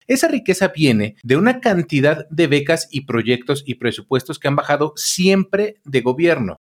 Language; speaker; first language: Spanish; native; Spanish